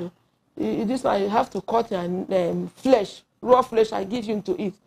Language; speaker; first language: English; non-native, local second language; Igbo